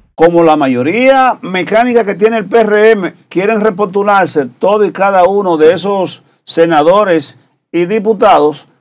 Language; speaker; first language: Spanish; native; Spanish